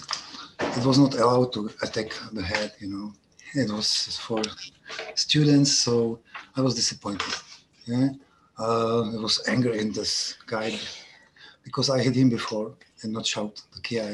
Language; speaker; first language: English; non-native, learner; Czech